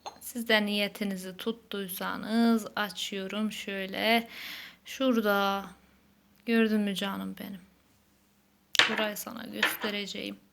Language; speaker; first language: Turkish; native; Turkish